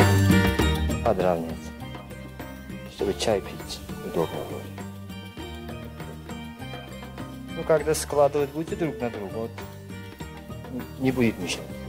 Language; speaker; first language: Russian; non-native, learner; Uzbek